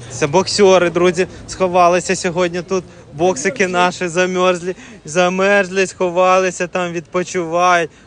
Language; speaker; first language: Ukrainian; non-native, local second language; Russian